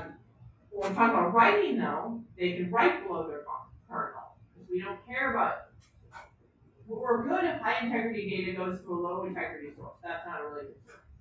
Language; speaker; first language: English; native; English